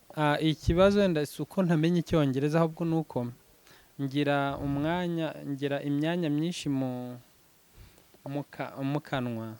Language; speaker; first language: Kinyarwanda; early bilingual, heritage; Kinyarwanda